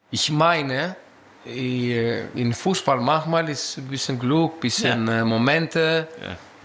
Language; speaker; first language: German; non-native, learner; Greek